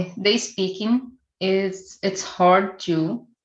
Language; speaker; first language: English; non-native, learner; Portuguese